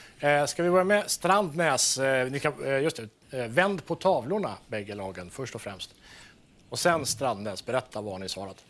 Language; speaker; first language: Swedish; native; Swedish